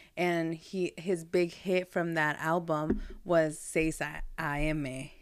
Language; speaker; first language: English; early bilingual, heritage; Spanish